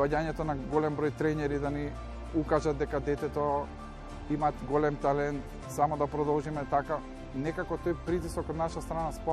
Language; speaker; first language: Macedonian; native; Macedonian